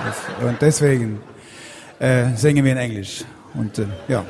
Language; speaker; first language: German; non-native, fluent; Swedish